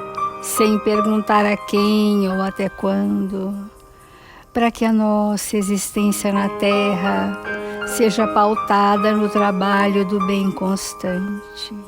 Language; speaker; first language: Portuguese; native; Portuguese